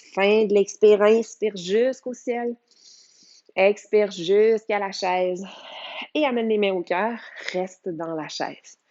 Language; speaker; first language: French; native; French